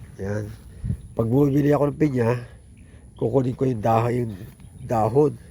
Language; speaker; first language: Filipino; non-native, local second language; Pampanga